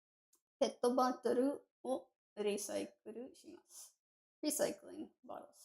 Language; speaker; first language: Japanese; non-native, learner; English